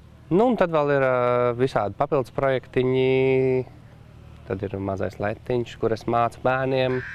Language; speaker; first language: Latvian; native; Latvian